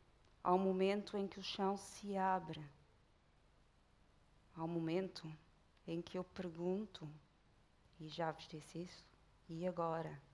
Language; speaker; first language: Portuguese; native; Portuguese